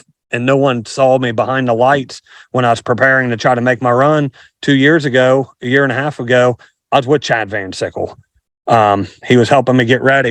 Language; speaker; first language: English; native; English